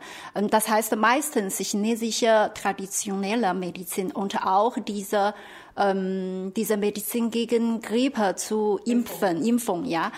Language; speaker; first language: German; non-native, fluent; Chinese